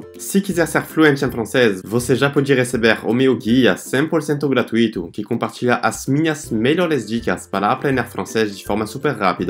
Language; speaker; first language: Portuguese; non-native, fluent; French